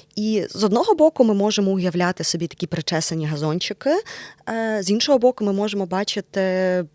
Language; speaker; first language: Ukrainian; native; Ukrainian